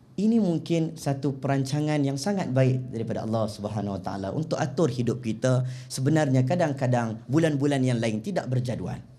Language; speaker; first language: Malay; native; Malay